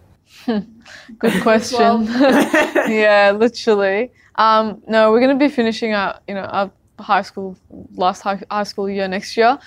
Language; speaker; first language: English; early bilingual, other home language; Arabic